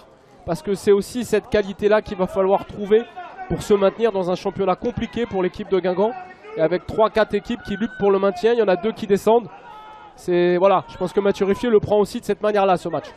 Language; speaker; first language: French; native; French